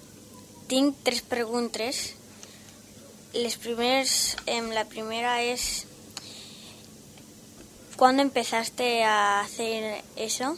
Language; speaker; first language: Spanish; non-native, local second language; Catalan